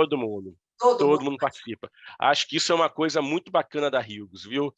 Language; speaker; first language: Portuguese; native; Portuguese